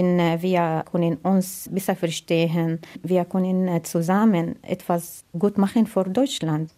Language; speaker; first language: German; non-native, learner; Arabic